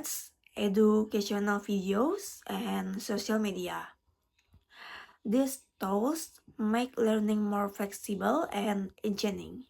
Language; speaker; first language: English; non-native, learner; Indonesian